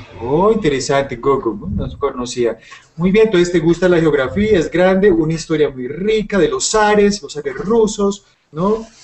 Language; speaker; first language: Spanish; native; Spanish